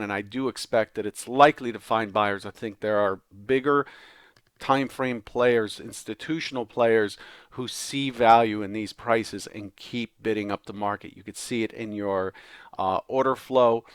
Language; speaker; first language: English; native; English